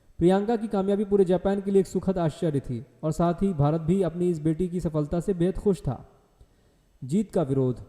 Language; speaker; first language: Hindi; native; Hindi